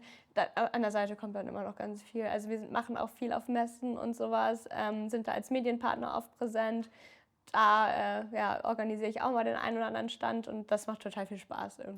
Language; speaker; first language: German; native; German